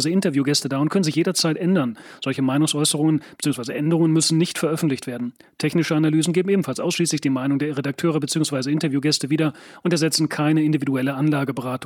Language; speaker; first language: German; native; German